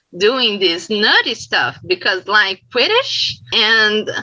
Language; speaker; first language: English; non-native, fluent; Portuguese